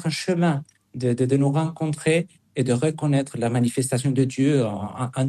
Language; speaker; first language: French; non-native, fluent; Spanish